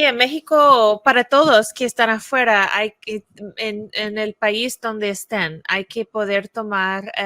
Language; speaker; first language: Spanish; non-native, fluent; English